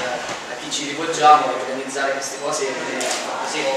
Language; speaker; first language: Italian; native; Italian